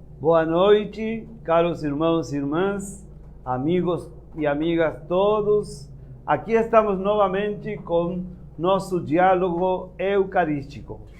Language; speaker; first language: Portuguese; non-native, fluent; Spanish